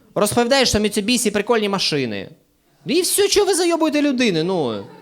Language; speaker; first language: Ukrainian; native; Ukrainian